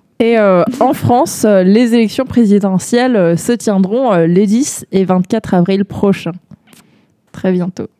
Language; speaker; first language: French; native; French